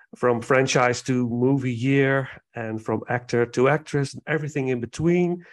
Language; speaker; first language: English; non-native, fluent; Dutch